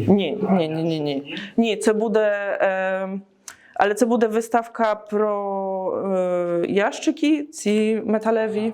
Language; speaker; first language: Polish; non-native, learner; Ukrainian